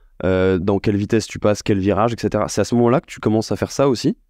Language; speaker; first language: French; native; French